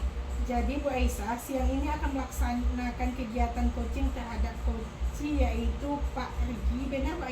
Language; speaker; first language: Indonesian; native; Indonesian